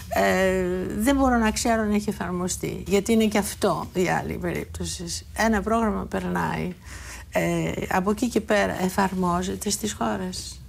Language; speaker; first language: Greek; native; Greek